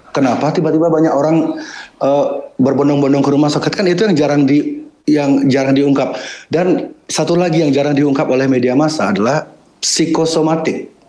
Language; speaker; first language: Indonesian; native; Indonesian